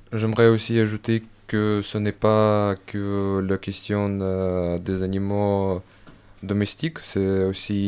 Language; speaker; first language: French; non-native, fluent; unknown